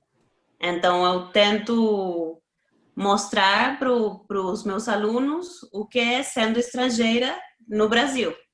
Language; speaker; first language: Portuguese; non-native, fluent; Spanish